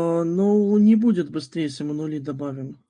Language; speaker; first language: Russian; native; Russian